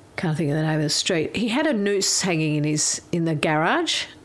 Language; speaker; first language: English; native; English